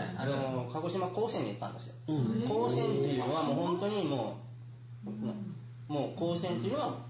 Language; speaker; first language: Japanese; non-native, fluent; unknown